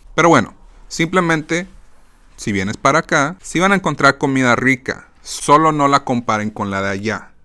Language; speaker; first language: Spanish; native; Spanish